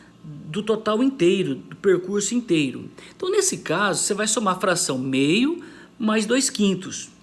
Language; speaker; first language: Portuguese; native; Portuguese